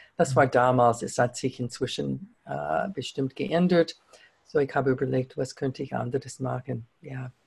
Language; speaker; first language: German; non-native, fluent; English